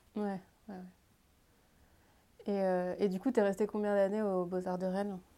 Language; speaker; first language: French; native; French